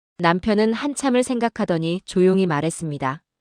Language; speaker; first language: Korean; native; Korean